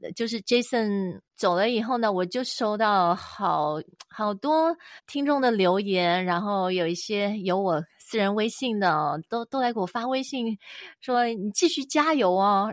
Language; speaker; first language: Chinese; native; Chinese